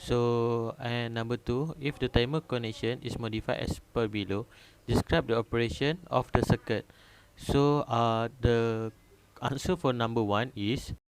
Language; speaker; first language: English; non-native, local second language; Malay